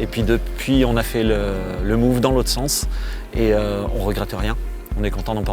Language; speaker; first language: French; native; French